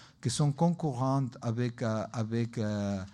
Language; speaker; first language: French; non-native, learner; Spanish